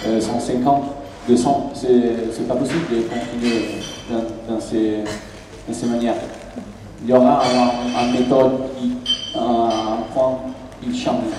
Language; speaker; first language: French; non-native, learner; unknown